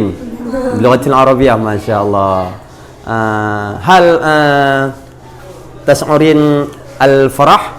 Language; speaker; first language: Arabic; non-native, fluent; Indonesian